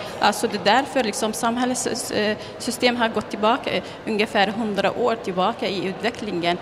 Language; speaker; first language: Swedish; non-native, fluent; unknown